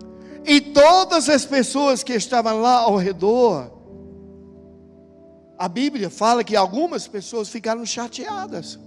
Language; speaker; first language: Portuguese; non-native, fluent; English